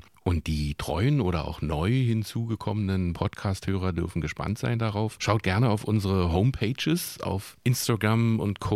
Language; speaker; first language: German; native; German